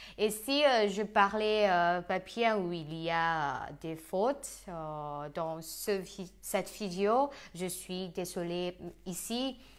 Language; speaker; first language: French; non-native, fluent; Thai